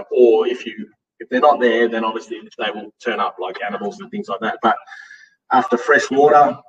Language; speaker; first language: English; native; English